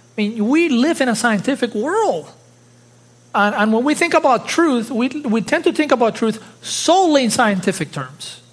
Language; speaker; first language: English; early bilingual, other home language; Spanish